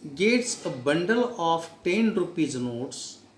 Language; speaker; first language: English; non-native, local second language; Marathi